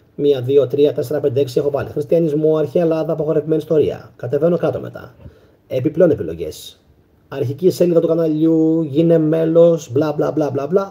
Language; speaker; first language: Greek; native; Greek